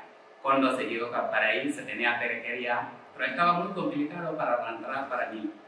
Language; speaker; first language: Spanish; non-native, learner; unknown